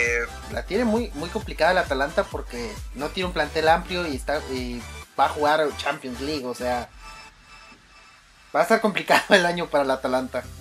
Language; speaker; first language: Spanish; native; Spanish